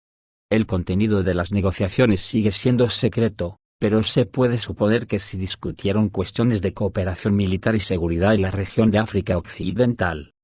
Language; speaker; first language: Spanish; native; Spanish